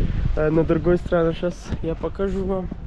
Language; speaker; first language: Russian; non-native, learner; Urdu